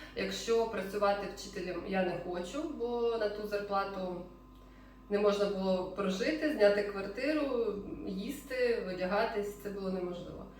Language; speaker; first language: Ukrainian; non-native, local second language; Russian